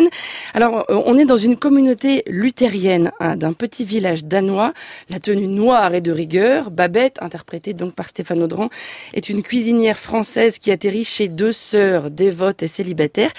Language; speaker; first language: French; native; French